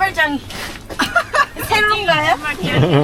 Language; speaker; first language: Korean; native; Korean